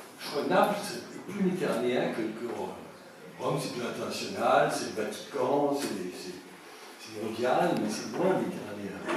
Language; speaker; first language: French; native; French